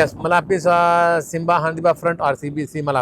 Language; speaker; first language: Filipino; non-native, learner; Urdu